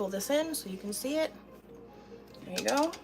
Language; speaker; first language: English; native; English